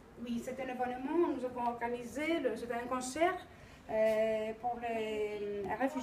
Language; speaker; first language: French; non-native, learner; Greek